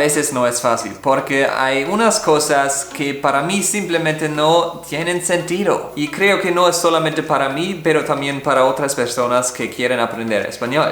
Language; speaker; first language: Spanish; non-native, fluent; German